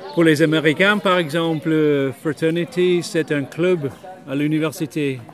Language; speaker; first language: French; non-native, fluent; English